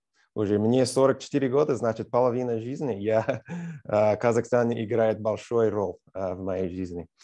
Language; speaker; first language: Russian; non-native, fluent; English